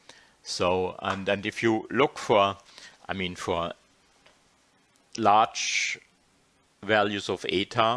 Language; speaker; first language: English; non-native, fluent; German